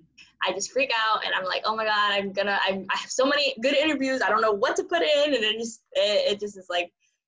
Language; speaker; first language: English; early bilingual, other home language; Cantonese